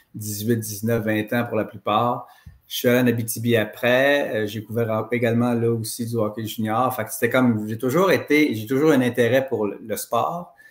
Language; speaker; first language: French; native; French